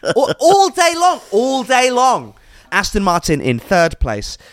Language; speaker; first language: English; native; English